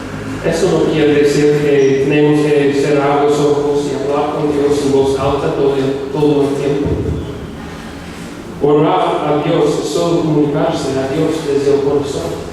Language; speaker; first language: Spanish; non-native, fluent; English